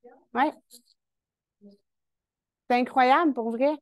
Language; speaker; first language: French; native; French